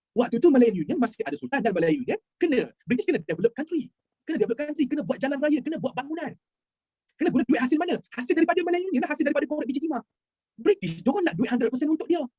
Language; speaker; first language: Malay; native; Malay